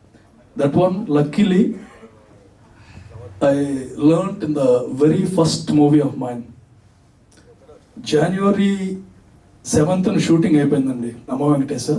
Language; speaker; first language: Telugu; native; Telugu